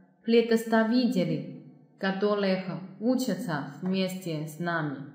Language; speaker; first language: Russian; non-native, fluent; Chinese